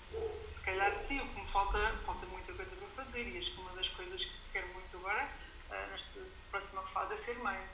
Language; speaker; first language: Portuguese; native; Portuguese